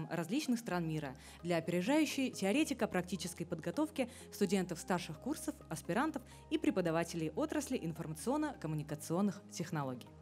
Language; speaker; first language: Russian; native; Russian